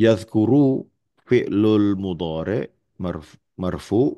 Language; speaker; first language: Arabic; non-native, learner; Indonesian